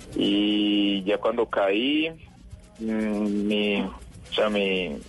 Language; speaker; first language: Spanish; native; Spanish